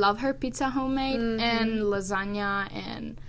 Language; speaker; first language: English; non-native, fluent; Italian